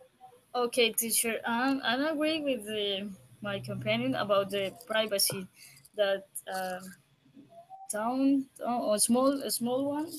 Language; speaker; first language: English; non-native, learner; Spanish